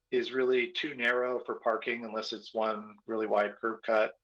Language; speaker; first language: English; native; English